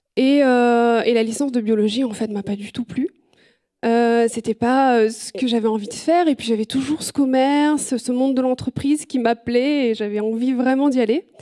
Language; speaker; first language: French; native; French